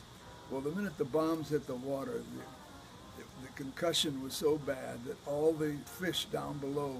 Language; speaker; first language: English; native; English